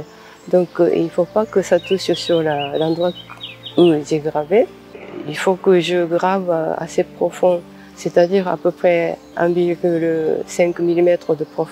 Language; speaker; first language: French; non-native, fluent; Japanese